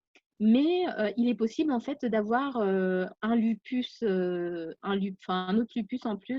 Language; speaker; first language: French; native; French